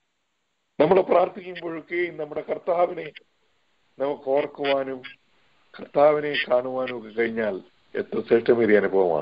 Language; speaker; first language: Malayalam; native; Malayalam